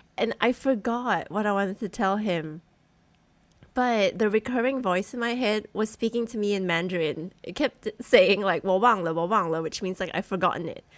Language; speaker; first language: English; native; English